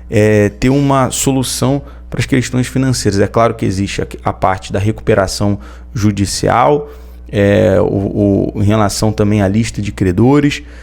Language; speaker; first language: Portuguese; native; Portuguese